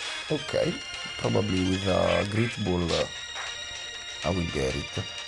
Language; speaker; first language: English; non-native, fluent; Italian